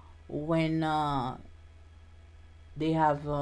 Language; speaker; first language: English; non-native, learner; Haitian Creole